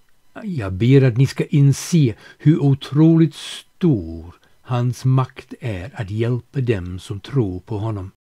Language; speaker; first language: Swedish; non-native, fluent; English